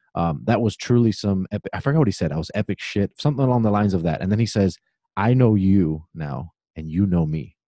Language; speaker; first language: English; native; English